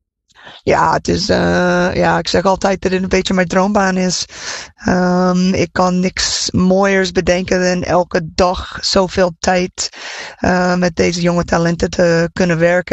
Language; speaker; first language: Dutch; non-native, fluent; English